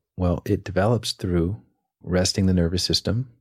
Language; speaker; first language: English; native; English